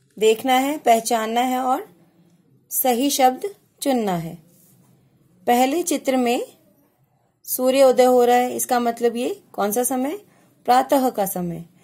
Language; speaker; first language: Hindi; native; Hindi